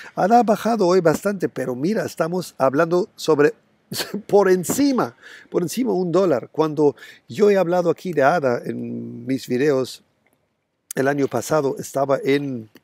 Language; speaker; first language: Spanish; non-native, fluent; German